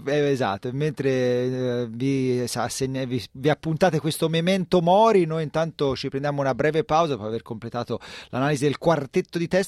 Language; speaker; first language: Italian; native; Italian